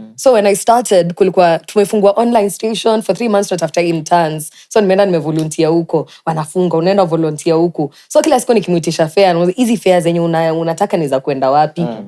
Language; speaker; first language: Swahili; native; Swahili